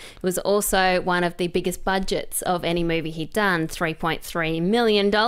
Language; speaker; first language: English; native; English